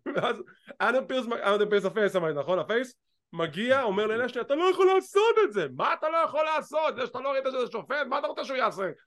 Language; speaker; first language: Hebrew; native; Hebrew